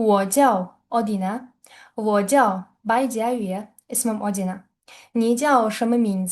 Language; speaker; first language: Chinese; non-native, fluent; Uzbek